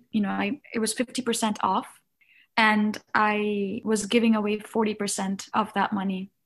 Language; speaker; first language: English; non-native, local second language; Nepali